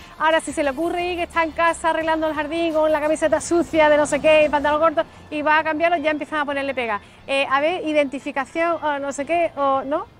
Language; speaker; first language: Spanish; native; Spanish